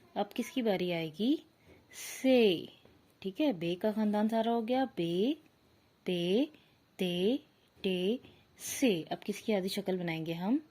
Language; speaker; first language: Urdu; native; Urdu